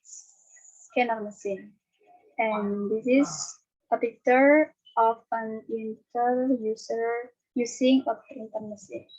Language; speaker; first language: English; non-native, learner; Indonesian